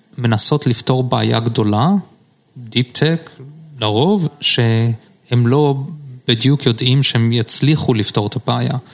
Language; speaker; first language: Hebrew; early bilingual, heritage; Hebrew